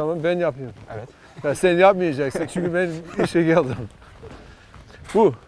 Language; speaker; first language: Turkish; non-native, learner; English